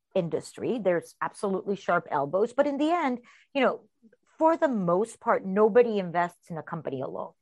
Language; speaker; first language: English; early bilingual, heritage; Spanish